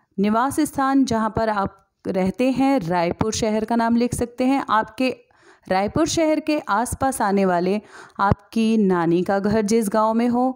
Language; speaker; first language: Hindi; native; Hindi